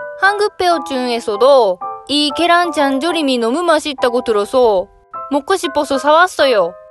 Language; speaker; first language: Korean; non-native, learner; Japanese